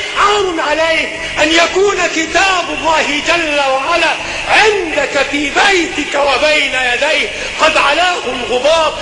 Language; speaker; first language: Arabic; non-native, local second language; Ngazidja Comorian